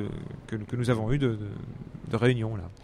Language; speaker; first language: French; native; French